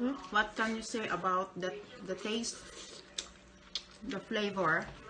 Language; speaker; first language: English; non-native, local second language; Cebuano